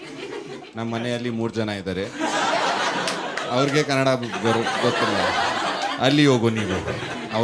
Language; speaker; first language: Kannada; non-native, local second language; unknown